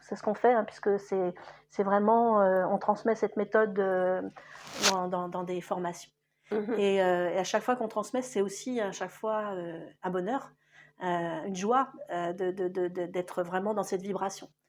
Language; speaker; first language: French; native; French